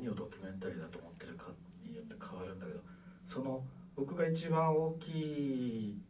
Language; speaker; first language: Japanese; native; Japanese